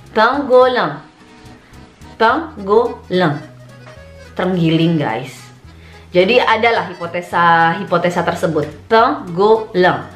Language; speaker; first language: Indonesian; native; Indonesian